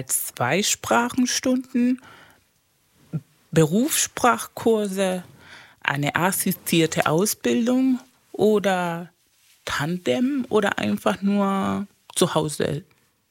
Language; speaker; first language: German; non-native, fluent; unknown